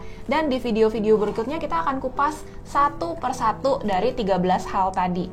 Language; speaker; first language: Indonesian; native; Indonesian